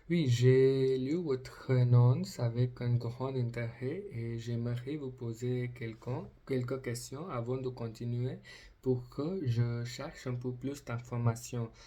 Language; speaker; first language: French; non-native, learner; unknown